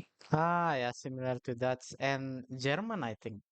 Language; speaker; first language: English; non-native, learner; Indonesian